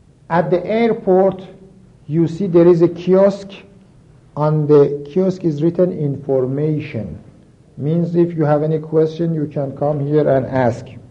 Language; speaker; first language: English; non-native, fluent; Persian